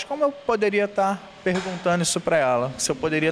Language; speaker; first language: Portuguese; native; Portuguese